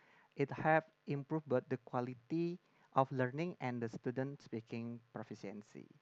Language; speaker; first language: English; non-native, learner; Indonesian